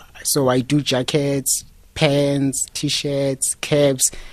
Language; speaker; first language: English; non-native, local second language; Xhosa